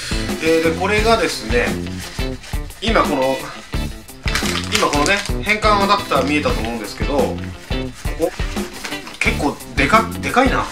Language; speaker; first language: Japanese; native; Japanese